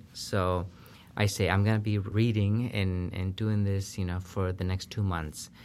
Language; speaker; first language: English; non-native, fluent; Spanish